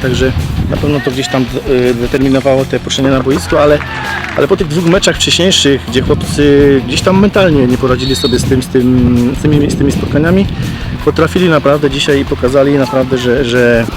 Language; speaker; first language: Polish; native; Polish